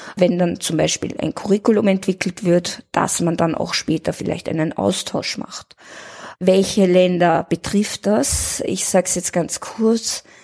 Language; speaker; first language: German; native; German